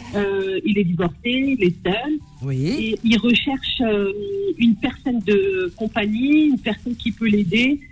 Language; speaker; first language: French; non-native, local second language; Arabic